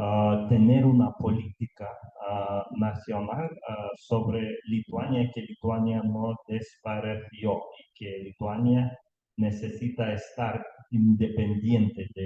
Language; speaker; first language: Spanish; non-native, learner; Lithuanian